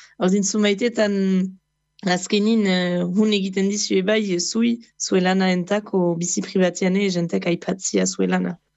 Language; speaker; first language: Basque; native; Basque